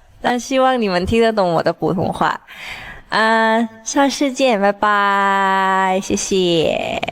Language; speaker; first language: Chinese; non-native, fluent; Thai